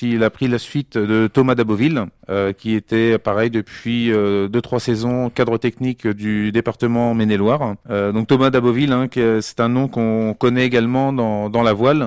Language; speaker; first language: French; native; French